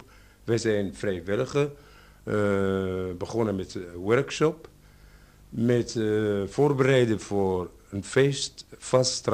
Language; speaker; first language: Dutch; non-native, learner; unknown